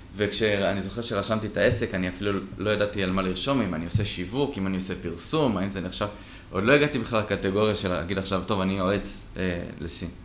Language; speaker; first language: Hebrew; native; Hebrew